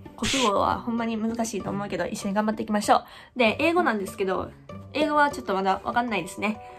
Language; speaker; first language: Japanese; native; Japanese